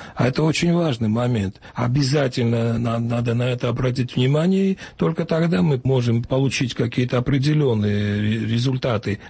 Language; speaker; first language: Russian; non-native, local second language; Georgian